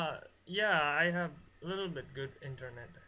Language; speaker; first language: English; non-native, learner; Bangla